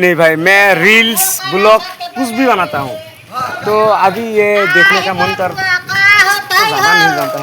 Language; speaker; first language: Hindi; non-native, learner; Bangla